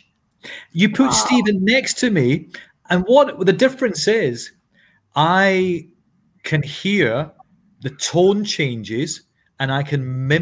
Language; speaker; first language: English; native; English